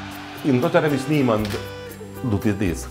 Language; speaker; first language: Dutch; non-native, learner; Hungarian